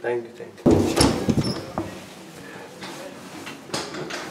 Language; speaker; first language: English; non-native, learner; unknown